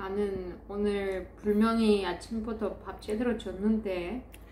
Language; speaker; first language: Korean; non-native, fluent; Russian